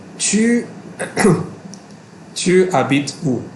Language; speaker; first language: French; non-native, fluent; Malay